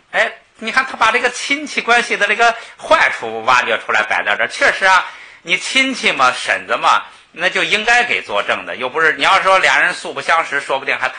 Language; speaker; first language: Chinese; native; Chinese